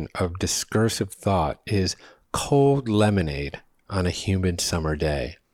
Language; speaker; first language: English; native; English